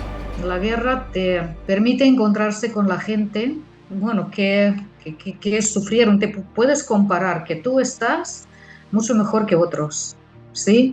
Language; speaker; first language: Spanish; non-native, fluent; Ukrainian